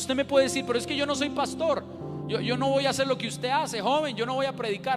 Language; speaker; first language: Spanish; native; Spanish